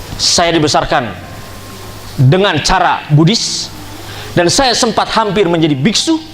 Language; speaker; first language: Indonesian; native; Indonesian